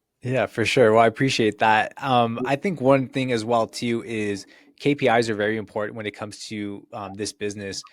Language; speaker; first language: English; native; English